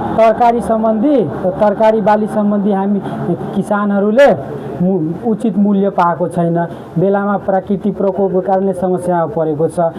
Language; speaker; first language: Nepali; non-native, local second language; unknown